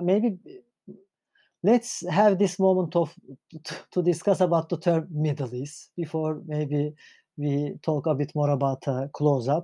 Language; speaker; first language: English; non-native, fluent; Turkish